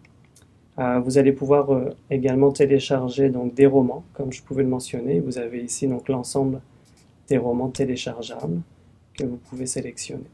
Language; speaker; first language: French; native; French